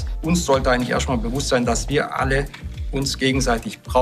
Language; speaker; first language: German; early bilingual, other home language; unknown